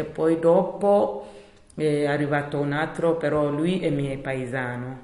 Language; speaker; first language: Italian; non-native, learner; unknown